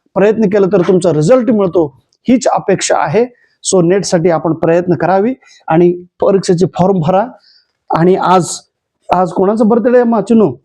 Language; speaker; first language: Marathi; non-native, local second language; Kannada